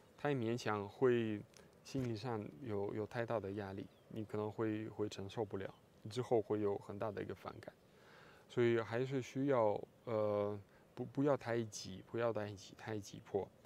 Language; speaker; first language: Chinese; non-native, fluent; Russian